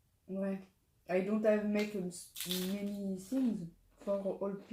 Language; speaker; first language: English; non-native, learner; French